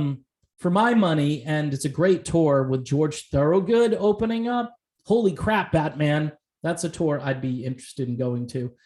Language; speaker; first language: English; native; English